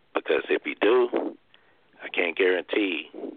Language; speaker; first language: English; native; English